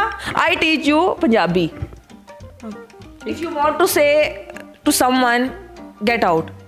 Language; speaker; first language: English; non-native, learner; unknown